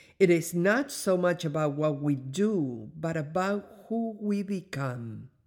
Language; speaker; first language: English; non-native, fluent; Spanish